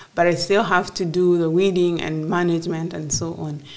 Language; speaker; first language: English; non-native, local second language; Acoli